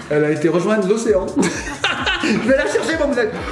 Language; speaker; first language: French; native; French